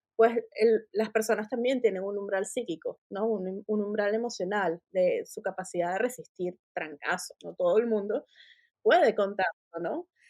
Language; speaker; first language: Spanish; native; Spanish